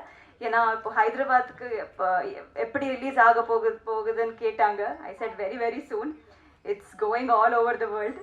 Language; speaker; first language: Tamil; non-native, learner; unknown